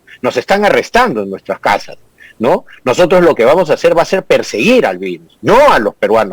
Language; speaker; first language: Spanish; native; Spanish